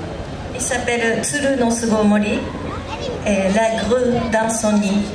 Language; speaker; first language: French; non-native, learner; Japanese